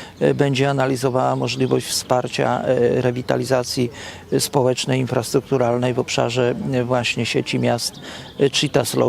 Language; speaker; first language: Polish; native; Polish